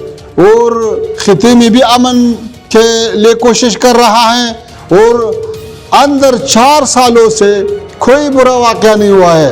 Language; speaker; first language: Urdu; non-native, fluent; Pashto